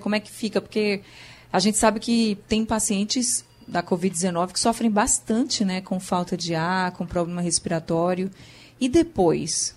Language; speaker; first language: Portuguese; native; Portuguese